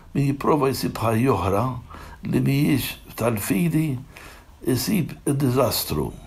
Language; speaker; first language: Maltese; native; Maltese